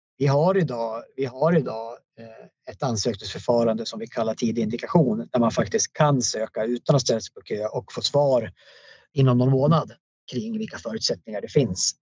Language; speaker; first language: Swedish; native; Swedish